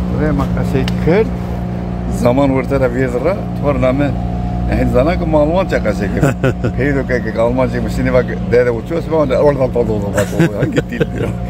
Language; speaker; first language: Turkish; non-native, local second language; Zaza